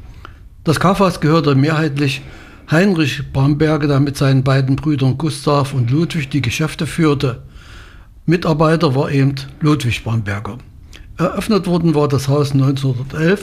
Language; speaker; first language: German; native; German